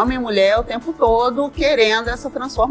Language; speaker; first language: Portuguese; native; Portuguese